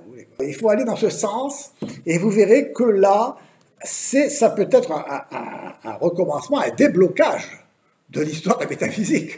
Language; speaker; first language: French; native; French